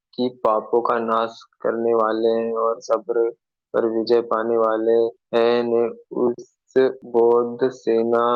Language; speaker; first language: Hindi; native; Hindi